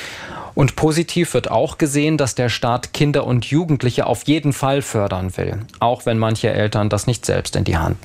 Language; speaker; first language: German; native; German